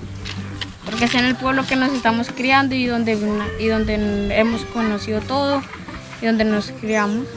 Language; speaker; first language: Spanish; native; Spanish